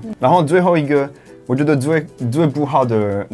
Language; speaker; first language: Chinese; non-native, fluent; French